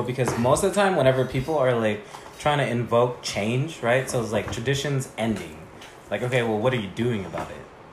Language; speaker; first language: English; native; English